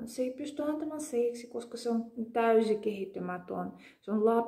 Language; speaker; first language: Finnish; non-native, fluent; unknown